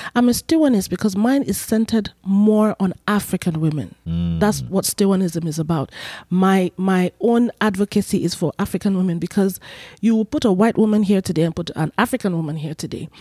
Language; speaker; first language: English; non-native, local second language; Igbo